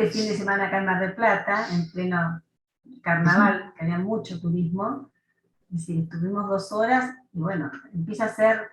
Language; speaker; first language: Spanish; native; Spanish